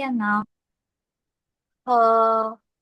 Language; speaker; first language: Chinese; non-native, learner; Indonesian